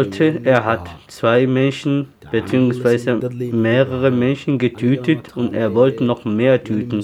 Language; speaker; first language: German; non-native, learner; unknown